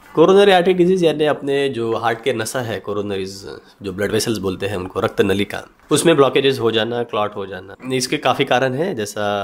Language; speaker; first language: Hindi; non-native, local second language; Marathi